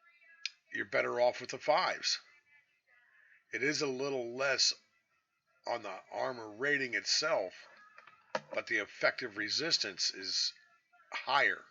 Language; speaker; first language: English; native; English